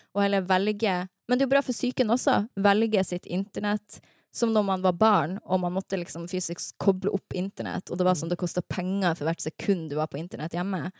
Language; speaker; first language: Norwegian; native; Norwegian